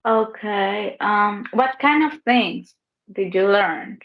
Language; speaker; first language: English; non-native, learner; Spanish